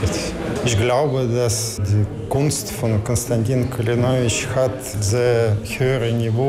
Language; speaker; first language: German; non-native, learner; Russian